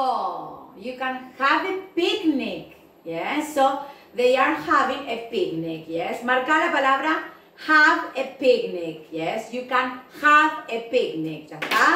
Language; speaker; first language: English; non-native, fluent; Spanish